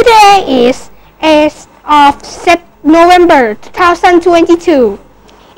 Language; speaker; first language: English; non-native, learner; Thai